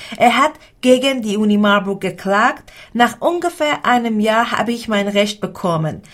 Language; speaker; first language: German; non-native, fluent; Persian